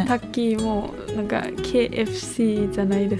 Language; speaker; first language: Japanese; non-native, learner; Thai